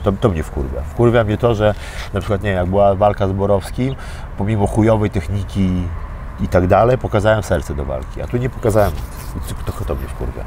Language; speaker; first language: Polish; early bilingual, other home language; Armenian